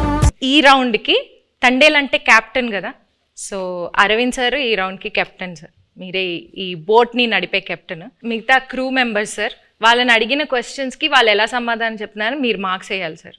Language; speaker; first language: Telugu; native; Telugu